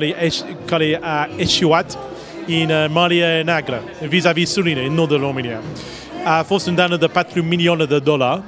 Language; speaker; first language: Romanian; non-native, learner; English